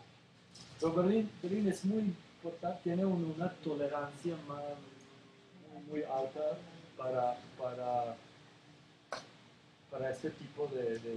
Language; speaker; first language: Spanish; non-native, learner; Serbian